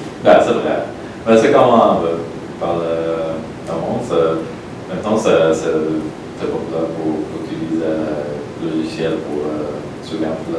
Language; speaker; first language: French; non-native, learner; Polish